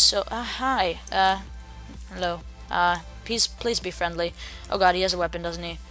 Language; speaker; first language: English; native; English